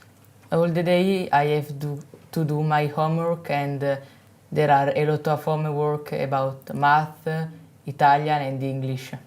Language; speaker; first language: English; non-native, learner; Italian